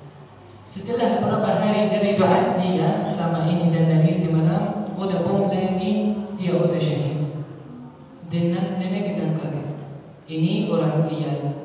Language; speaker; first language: Indonesian; non-native, learner; Arabic